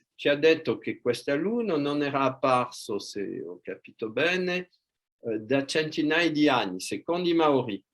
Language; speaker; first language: Italian; non-native, fluent; French